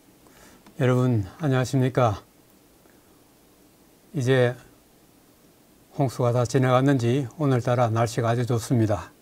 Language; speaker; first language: Korean; native; Korean